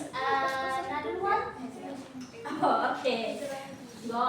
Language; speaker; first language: English; non-native, learner; Indonesian